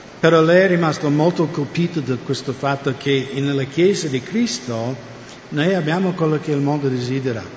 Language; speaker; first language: Italian; non-native, fluent; English